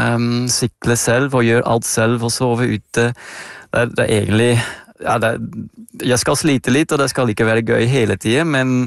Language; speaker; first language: Norwegian; non-native, fluent; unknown